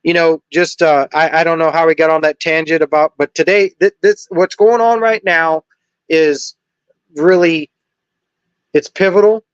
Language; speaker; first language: English; native; English